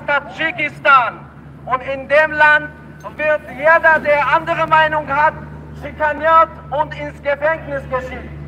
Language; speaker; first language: German; non-native, fluent; Tajik